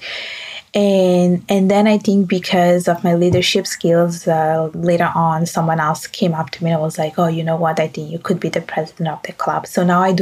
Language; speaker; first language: English; non-native, fluent; Italian